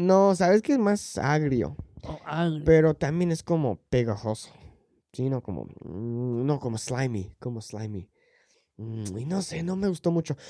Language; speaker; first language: Spanish; non-native, fluent; English